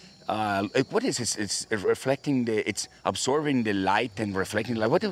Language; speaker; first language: English; non-native, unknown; Portuguese